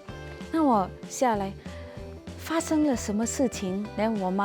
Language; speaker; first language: Chinese; non-native, local second language; English